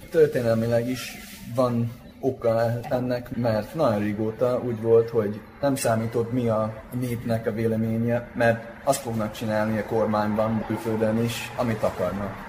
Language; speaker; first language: Hungarian; non-native, fluent; English